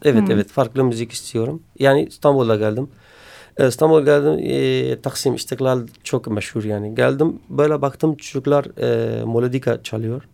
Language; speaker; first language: Turkish; non-native, learner; Kurdish